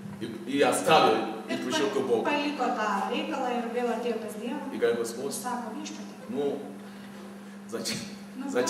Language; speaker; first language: Russian; non-native, fluent; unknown